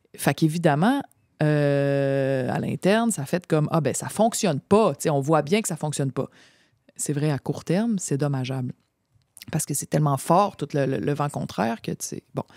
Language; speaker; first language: French; native; French